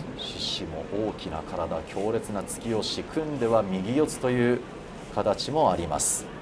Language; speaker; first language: Japanese; native; Japanese